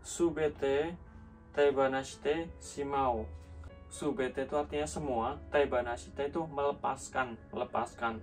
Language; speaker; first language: Indonesian; native; Indonesian